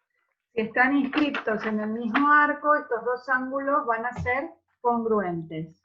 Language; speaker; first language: Spanish; native; Spanish